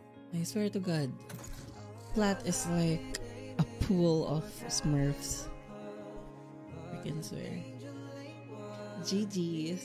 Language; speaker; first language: English; non-native, local second language; Filipino